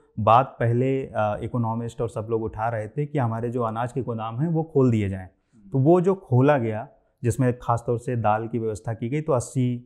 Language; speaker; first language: Hindi; native; Hindi